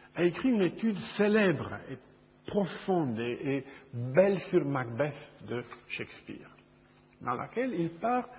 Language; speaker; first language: French; non-native, fluent; Romanian